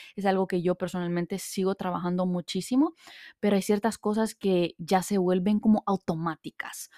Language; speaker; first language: Spanish; early bilingual, heritage; Spanish